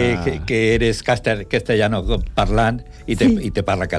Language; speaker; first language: Catalan; non-native, learner; Portuguese